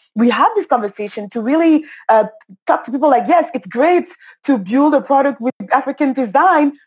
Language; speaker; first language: English; non-native, local second language; French